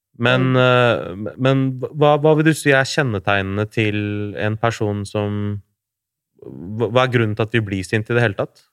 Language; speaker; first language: Norwegian; early bilingual, other home language; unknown